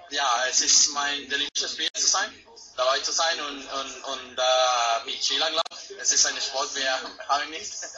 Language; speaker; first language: German; non-native, learner; Spanish